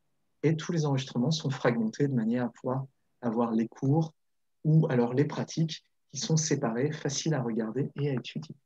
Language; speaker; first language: French; native; French